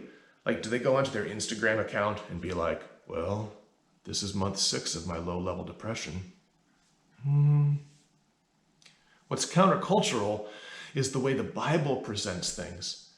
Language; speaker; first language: English; native; English